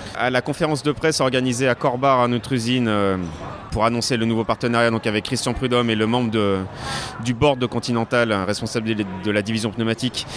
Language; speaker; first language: French; native; French